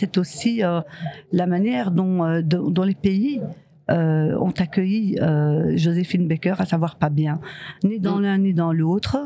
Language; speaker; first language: French; early bilingual, other home language; Riffian